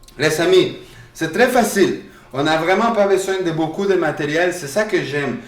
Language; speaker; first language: French; non-native, fluent; Spanish